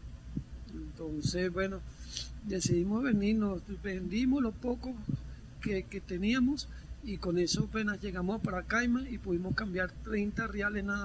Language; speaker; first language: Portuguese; non-native, learner; Spanish